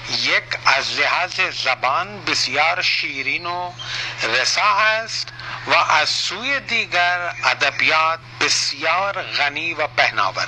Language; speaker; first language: Persian; non-native, fluent; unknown